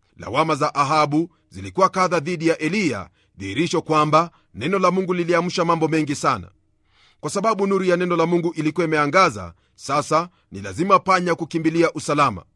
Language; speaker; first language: Swahili; non-native, local second language; Luyia